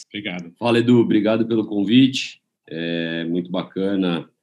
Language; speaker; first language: Portuguese; native; Portuguese